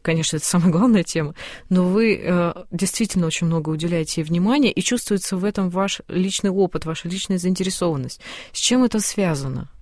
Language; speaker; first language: Russian; native; Russian